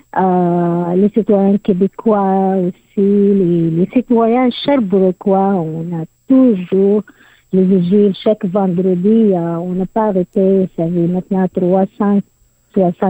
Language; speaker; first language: French; non-native, learner; Arabic